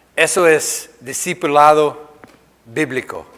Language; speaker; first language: Spanish; non-native, fluent; English